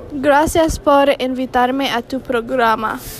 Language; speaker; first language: Spanish; non-native, learner; English